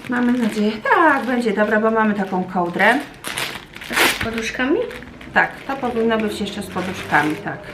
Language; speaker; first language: Polish; native; Polish